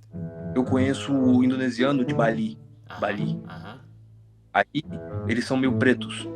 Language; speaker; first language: Portuguese; non-native, fluent; Japanese